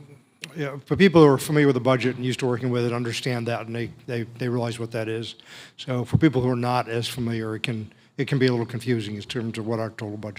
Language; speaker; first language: English; native; English